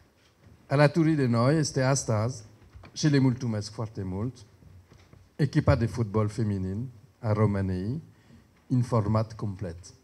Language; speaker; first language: Romanian; non-native, learner; French